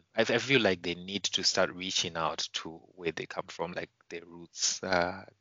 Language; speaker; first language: English; non-native, local second language; Shona